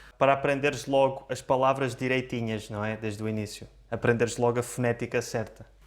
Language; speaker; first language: Portuguese; native; Portuguese